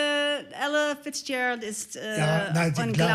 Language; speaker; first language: German; non-native, learner; English